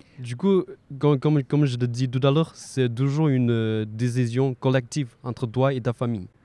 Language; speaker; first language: French; non-native, fluent; Chinese